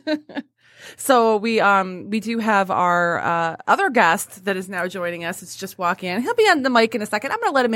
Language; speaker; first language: English; native; English